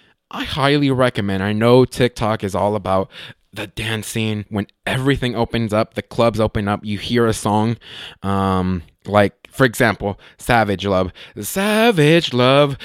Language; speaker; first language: English; early bilingual, other home language; Spanish